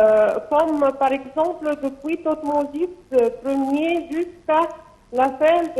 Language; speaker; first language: French; non-native, local second language; Arabic